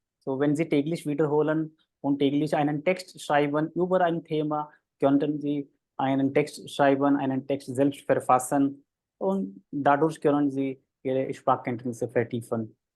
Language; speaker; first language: German; non-native, fluent; Hindi